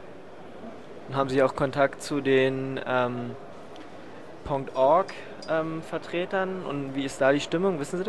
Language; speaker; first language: German; native; German